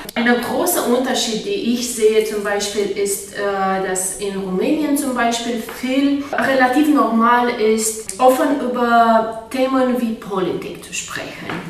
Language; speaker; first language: German; non-native, learner; Romanian